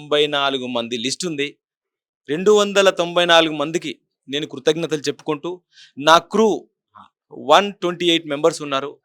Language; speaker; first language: Telugu; native; Telugu